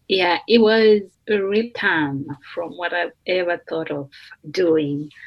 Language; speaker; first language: English; non-native, local second language; Luyia